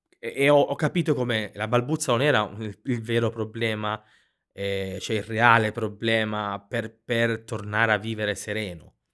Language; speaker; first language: Italian; native; Italian